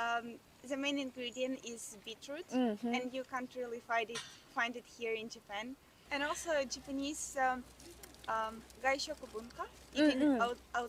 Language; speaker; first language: English; non-native, fluent; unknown